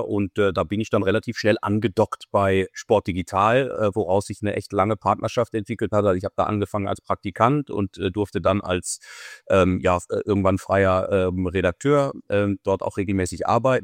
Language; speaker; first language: German; native; German